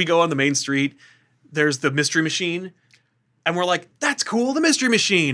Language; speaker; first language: English; native; English